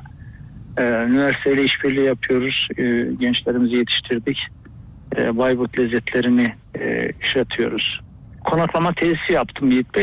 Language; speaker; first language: Turkish; native; Turkish